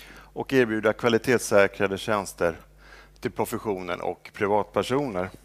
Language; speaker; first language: Swedish; native; Swedish